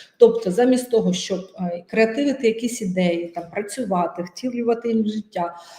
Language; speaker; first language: Ukrainian; non-native, local second language; Russian